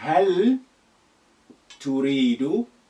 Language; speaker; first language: Arabic; non-native, fluent; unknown